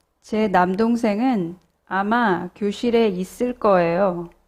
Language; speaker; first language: Korean; non-native, fluent; English